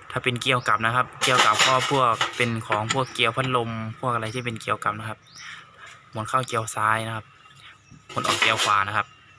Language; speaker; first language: Thai; native; Thai